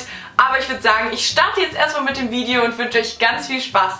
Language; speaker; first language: German; native; German